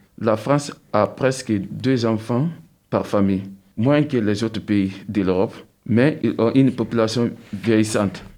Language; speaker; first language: French; non-native, local second language; Susu